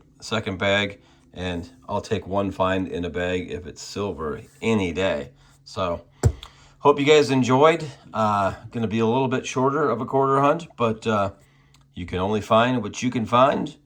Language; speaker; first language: English; native; English